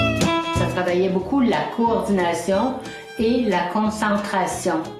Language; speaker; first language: French; non-native, local second language; English